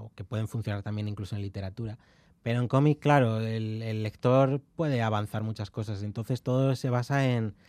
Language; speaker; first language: Spanish; native; Spanish